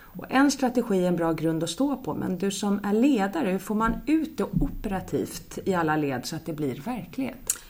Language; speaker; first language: Swedish; native; Swedish